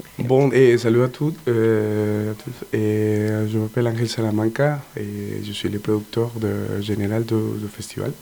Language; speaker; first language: French; non-native, fluent; Spanish